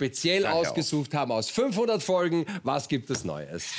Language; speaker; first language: German; native; German